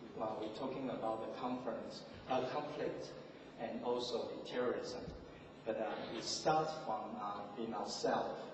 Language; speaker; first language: English; non-native, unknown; Chinese